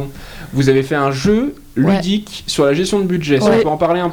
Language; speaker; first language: French; native; French